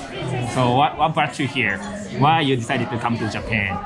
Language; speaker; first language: English; non-native, fluent; Japanese